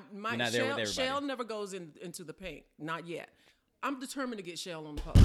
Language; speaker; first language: English; native; English